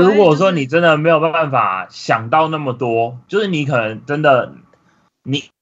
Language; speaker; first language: Chinese; native; Chinese